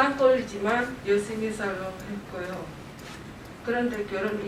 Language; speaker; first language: Korean; non-native, learner; Khmer